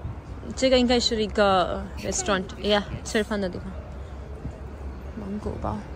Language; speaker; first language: Chinese; non-native, fluent; Urdu